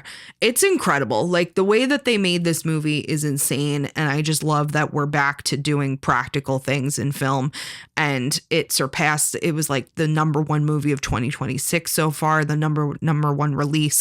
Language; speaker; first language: English; native; English